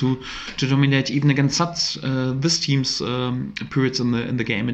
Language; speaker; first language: English; non-native, fluent; German